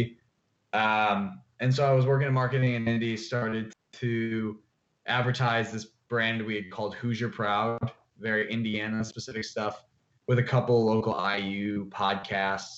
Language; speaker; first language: English; native; English